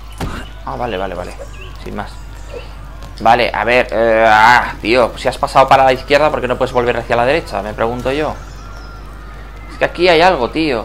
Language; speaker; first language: Spanish; native; Spanish